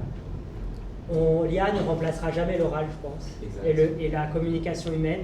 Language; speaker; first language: French; native; French